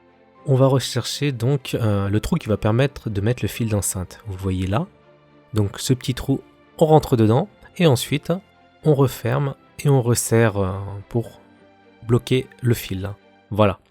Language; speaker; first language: French; native; French